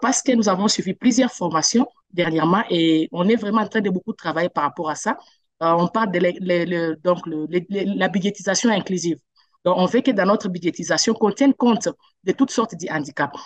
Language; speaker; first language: French; non-native, local second language; Swahili